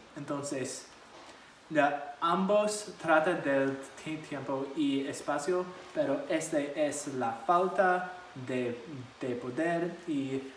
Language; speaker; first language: Spanish; non-native, learner; English